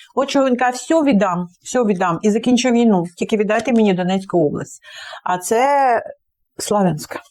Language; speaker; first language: Ukrainian; native; Ukrainian